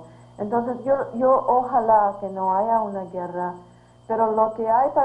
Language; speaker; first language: Spanish; early bilingual, heritage; Spanish